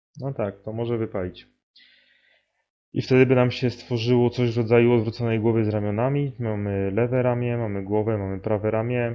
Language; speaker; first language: Polish; native; Polish